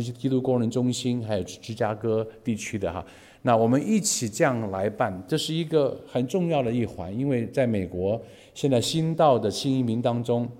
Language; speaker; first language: Chinese; native; Chinese